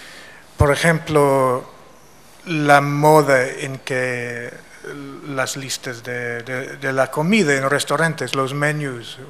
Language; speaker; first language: Spanish; non-native, fluent; English